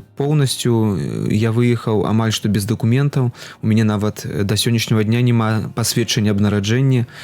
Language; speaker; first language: Belarusian; non-native, local second language; Russian